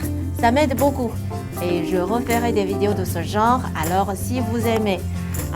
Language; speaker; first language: French; non-native, fluent; Chinese